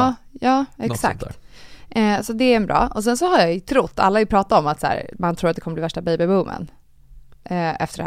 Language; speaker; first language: Swedish; native; Swedish